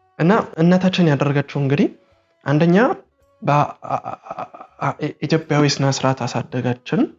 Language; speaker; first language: Amharic; early bilingual, heritage; Amharic